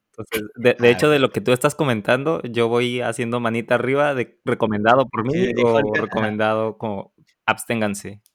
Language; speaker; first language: Spanish; native; Spanish